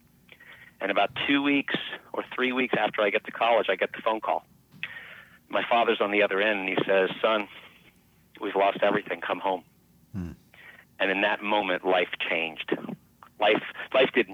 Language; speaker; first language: English; native; English